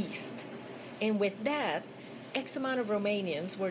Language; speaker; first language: English; non-native, fluent; Hungarian